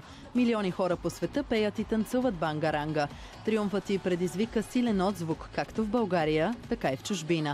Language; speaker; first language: Bulgarian; native; Bulgarian